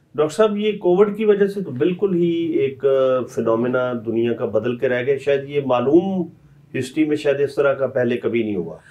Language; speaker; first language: Urdu; non-native, local second language; Punjabi